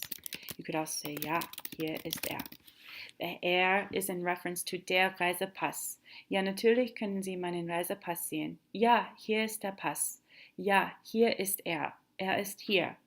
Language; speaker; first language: German; non-native, fluent; English